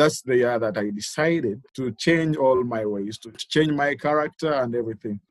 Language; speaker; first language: English; non-native, local second language; Ganda